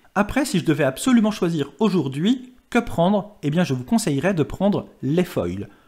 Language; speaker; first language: French; native; French